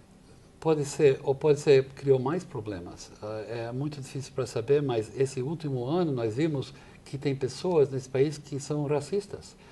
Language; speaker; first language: Portuguese; non-native, fluent; English